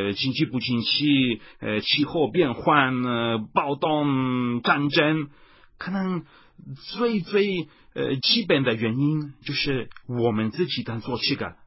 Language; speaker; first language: Chinese; non-native, fluent; Italian